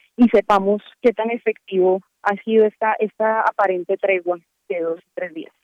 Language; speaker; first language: Spanish; native; Spanish